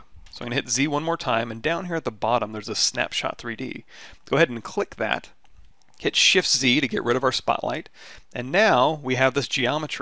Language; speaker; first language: English; native; English